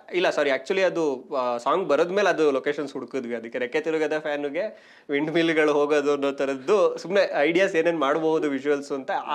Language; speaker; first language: Kannada; native; Kannada